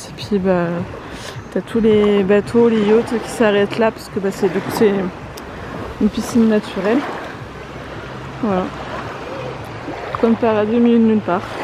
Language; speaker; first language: French; native; French